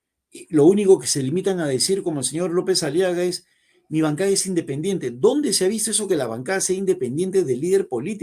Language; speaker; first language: Spanish; native; Spanish